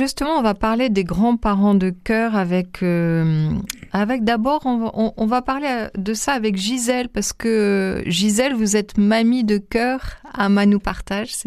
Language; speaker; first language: French; native; French